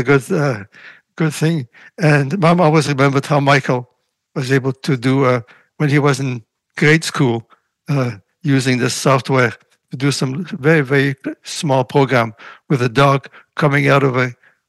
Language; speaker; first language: English; non-native, fluent; Russian